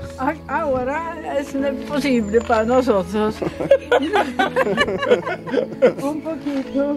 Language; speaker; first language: Spanish; non-native, learner; Norwegian